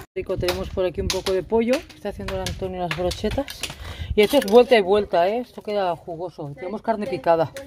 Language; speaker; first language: Spanish; early bilingual, other home language; Arabic